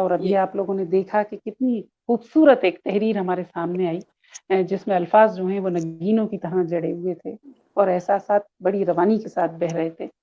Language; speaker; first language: Urdu; native; Urdu